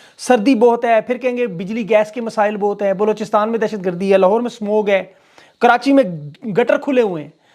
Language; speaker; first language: Urdu; native; Urdu